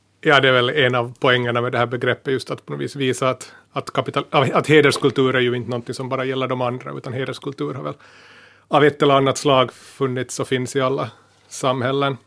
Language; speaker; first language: Swedish; native; Swedish